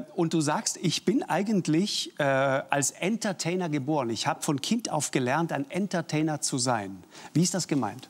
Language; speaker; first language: German; native; German